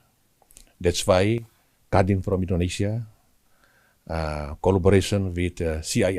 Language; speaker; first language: English; non-native, learner; Indonesian